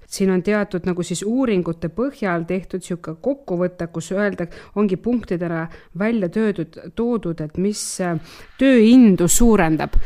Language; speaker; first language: Estonian; non-native, local second language; Russian